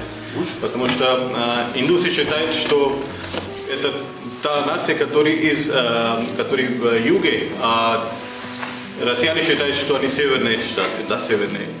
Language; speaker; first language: Russian; non-native, fluent; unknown